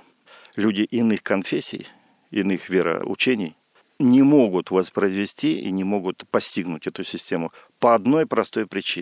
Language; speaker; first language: Russian; native; Russian